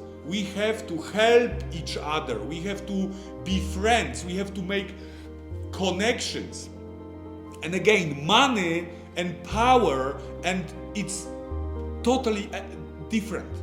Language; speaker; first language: English; non-native, fluent; Polish